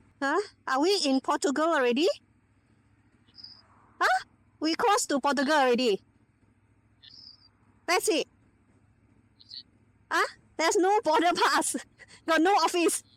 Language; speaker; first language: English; non-native, local second language; Chinese